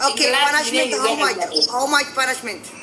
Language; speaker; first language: English; non-native, learner; Amharic